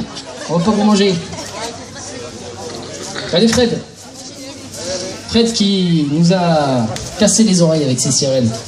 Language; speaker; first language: French; native; French